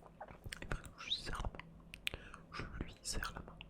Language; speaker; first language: French; native; French